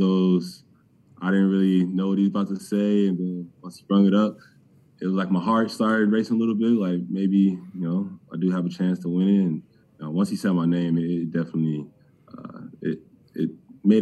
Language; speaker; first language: English; native; English